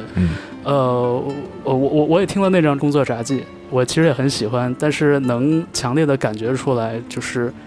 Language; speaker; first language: Chinese; native; Chinese